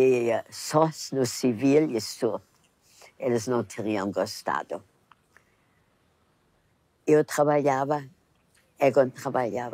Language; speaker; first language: Portuguese; non-native, fluent; German